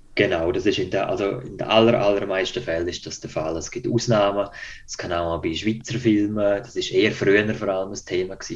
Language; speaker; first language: German; native; German